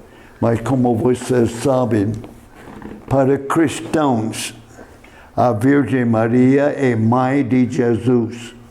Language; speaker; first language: Portuguese; non-native, fluent; English